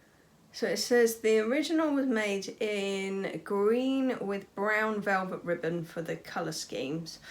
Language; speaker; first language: English; native; English